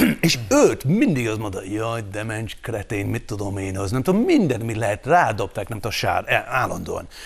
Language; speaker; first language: Hungarian; non-native, fluent; English